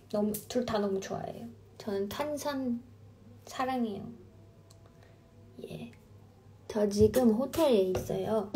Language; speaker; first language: Korean; non-native, fluent; Chinese